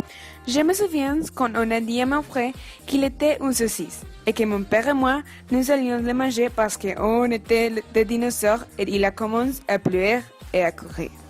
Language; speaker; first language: French; non-native, learner; Spanish